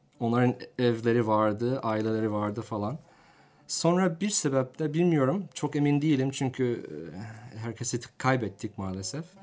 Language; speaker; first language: Turkish; non-native, fluent; English